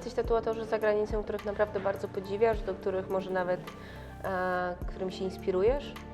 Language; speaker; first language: Polish; native; Polish